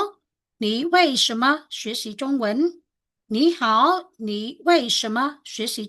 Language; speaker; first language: Chinese; non-native, fluent; Khmer